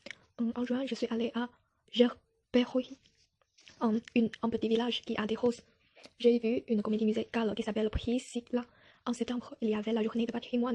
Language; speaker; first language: French; non-native, learner; Chinese